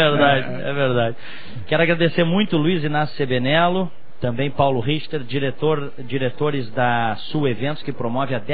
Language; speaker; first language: Portuguese; native; Portuguese